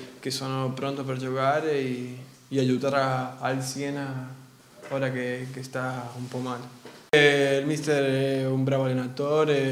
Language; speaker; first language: Italian; non-native, learner; Spanish